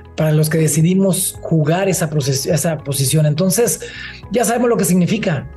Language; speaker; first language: Spanish; native; Spanish